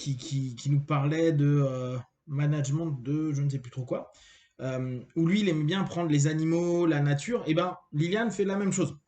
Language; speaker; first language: French; native; French